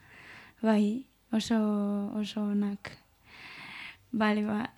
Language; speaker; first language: Basque; non-native, local second language; Spanish